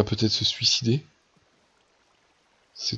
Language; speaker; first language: French; native; French